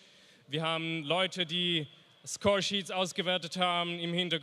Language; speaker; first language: German; native; German